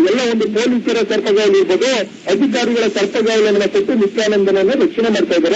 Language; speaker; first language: Kannada; native; Kannada